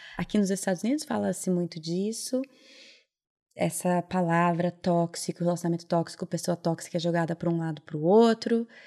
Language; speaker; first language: Portuguese; native; Portuguese